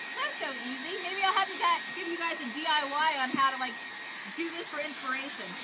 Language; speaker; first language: English; native; English